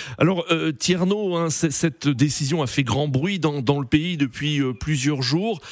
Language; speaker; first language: French; native; French